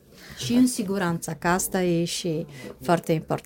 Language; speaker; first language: Romanian; non-native, fluent; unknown